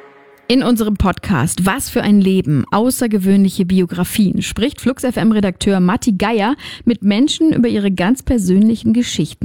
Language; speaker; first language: German; native; German